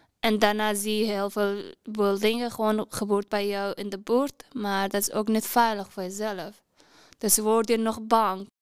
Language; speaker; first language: Dutch; non-native, learner; Persian